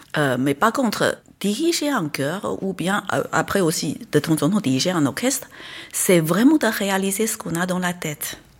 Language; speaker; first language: French; non-native, fluent; Chinese